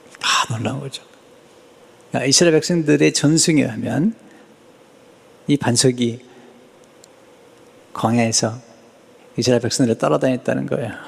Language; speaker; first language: Korean; native; Korean